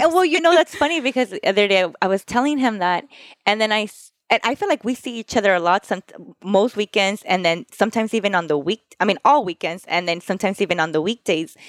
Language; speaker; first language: English; early bilingual, other home language; Spanish